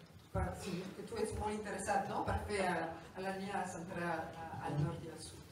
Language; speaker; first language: Catalan; non-native, local second language; French